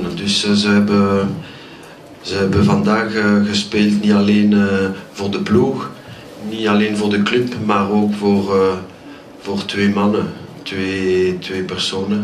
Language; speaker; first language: Dutch; non-native, local second language; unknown